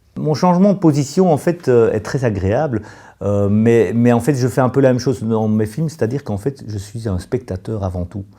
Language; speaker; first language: French; native; French